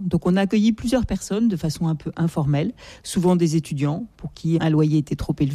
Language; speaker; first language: French; native; French